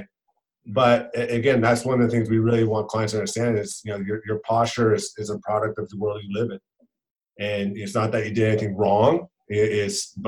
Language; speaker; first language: English; native; English